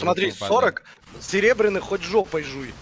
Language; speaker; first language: Russian; native; Russian